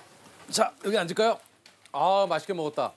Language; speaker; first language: Korean; native; Korean